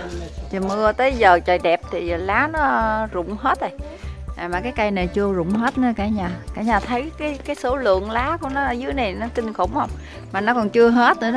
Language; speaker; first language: Vietnamese; native; Vietnamese